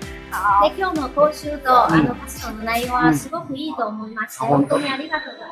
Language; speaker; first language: Japanese; non-native, fluent; Chinese